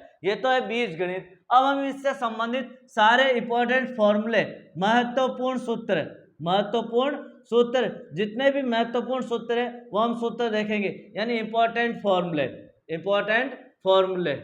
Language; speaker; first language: Hindi; native; Hindi